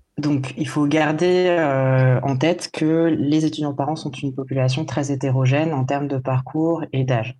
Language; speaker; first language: French; native; French